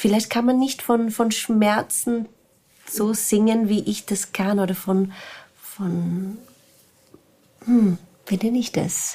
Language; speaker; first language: German; non-native, fluent; Portuguese